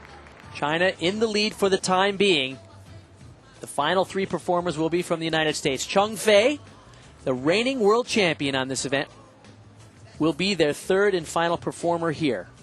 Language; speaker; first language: English; native; English